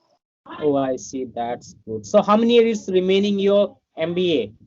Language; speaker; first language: English; non-native, learner; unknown